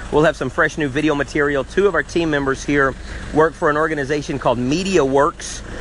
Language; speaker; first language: English; native; English